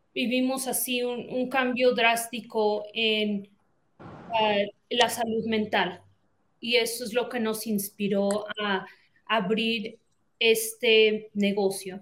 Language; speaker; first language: Spanish; early bilingual, heritage; Spanish